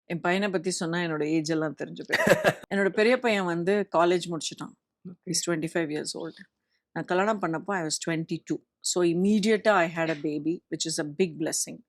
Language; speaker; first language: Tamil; native; Tamil